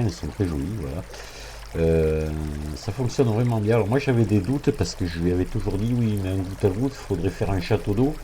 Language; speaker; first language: French; native; French